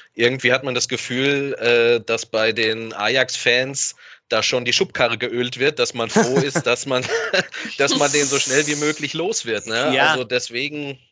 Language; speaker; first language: German; native; German